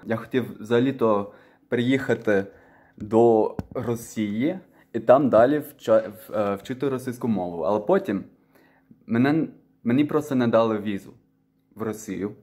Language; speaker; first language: Ukrainian; non-native, fluent; Dutch